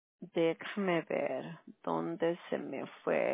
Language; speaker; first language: Spanish; early bilingual, heritage; English